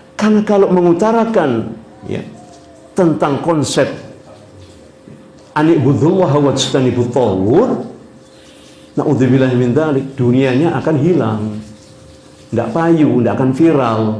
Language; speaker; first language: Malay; non-native, local second language; Javanese